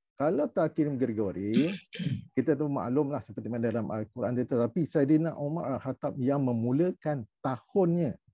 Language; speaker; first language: Malay; native; Malay